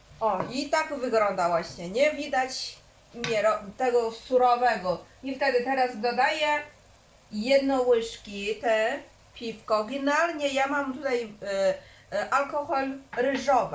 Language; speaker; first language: Polish; non-native, learner; Chinese